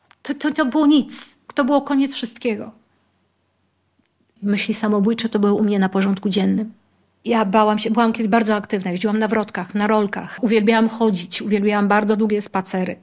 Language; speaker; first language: Polish; native; Polish